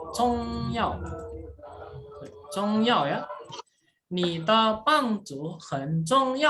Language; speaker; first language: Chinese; non-native, fluent; Indonesian